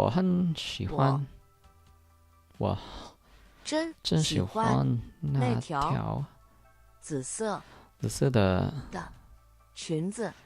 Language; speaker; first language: Chinese; non-native, learner; English